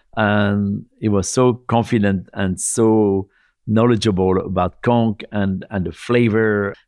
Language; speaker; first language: English; non-native, fluent; French